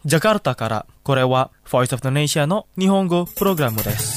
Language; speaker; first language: Japanese; non-native, fluent; Indonesian